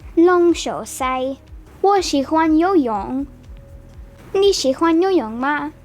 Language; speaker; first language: Chinese; non-native, learner; English